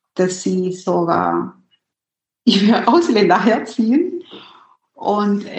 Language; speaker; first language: German; non-native, fluent; Spanish